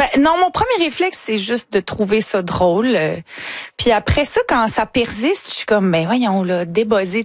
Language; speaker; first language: French; native; French